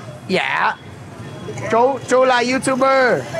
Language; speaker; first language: Vietnamese; non-native, fluent; English